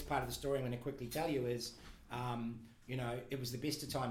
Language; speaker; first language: English; native; English